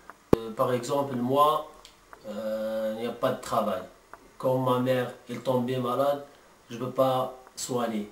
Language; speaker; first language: French; non-native, learner; Arabic